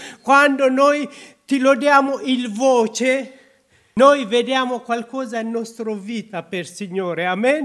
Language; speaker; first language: Italian; non-native, learner; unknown